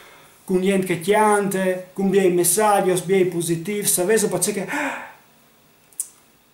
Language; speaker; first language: Italian; non-native, local second language; Friulian